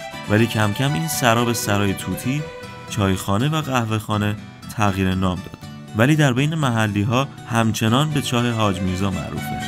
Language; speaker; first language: Persian; native; Persian